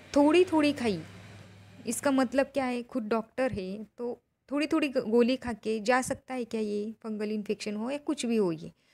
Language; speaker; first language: Hindi; non-native, local second language; Marathi